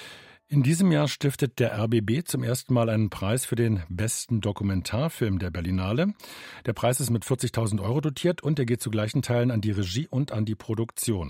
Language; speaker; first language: German; native; German